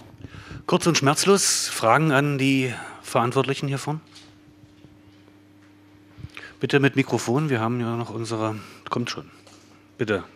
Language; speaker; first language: German; native; German